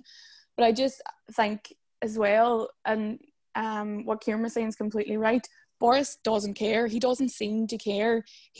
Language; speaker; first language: English; native; English